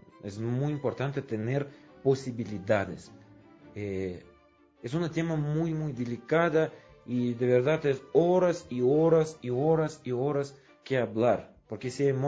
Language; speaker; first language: Spanish; non-native, fluent; Russian